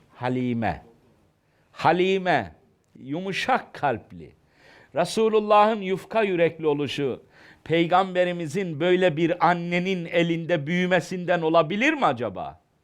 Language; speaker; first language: Turkish; native; Turkish